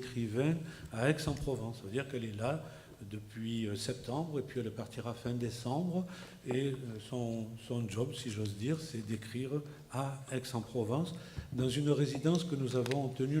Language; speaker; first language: French; native; French